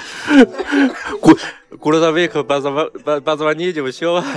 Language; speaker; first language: Russian; non-native, learner; Chinese